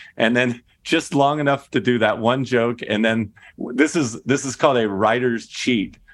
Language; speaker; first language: English; native; English